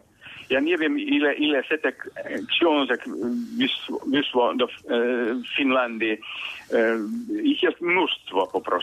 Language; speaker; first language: Polish; non-native, fluent; Finnish